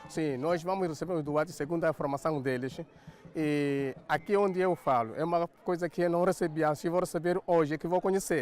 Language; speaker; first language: Portuguese; non-native, local second language; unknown